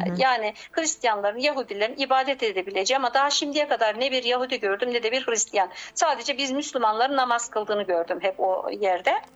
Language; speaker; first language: Turkish; native; Turkish